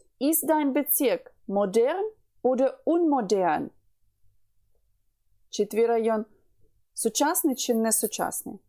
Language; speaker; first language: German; non-native, fluent; Ukrainian